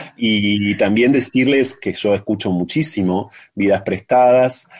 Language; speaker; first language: Spanish; native; Spanish